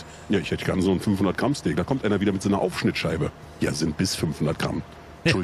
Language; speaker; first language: German; native; German